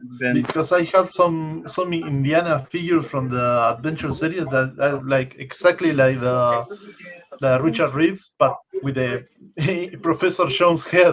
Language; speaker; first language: English; non-native, fluent; Spanish